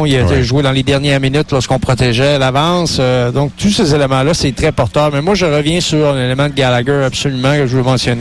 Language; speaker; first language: French; native; French